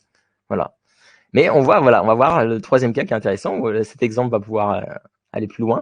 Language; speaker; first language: French; native; French